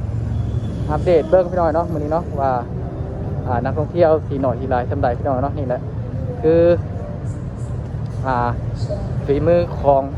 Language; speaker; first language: Thai; non-native, local second language; Lao